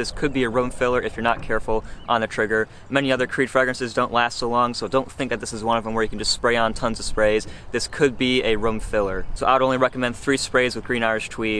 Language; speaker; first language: English; native; English